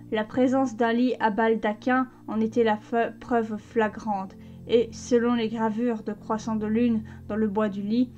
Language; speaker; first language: French; native; French